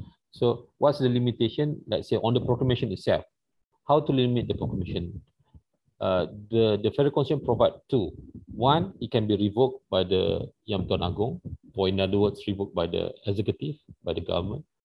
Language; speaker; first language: English; non-native, local second language; Malay